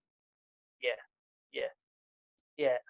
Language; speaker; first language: English; native; English